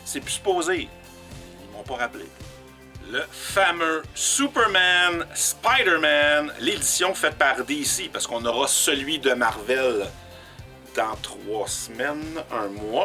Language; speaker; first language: French; native; French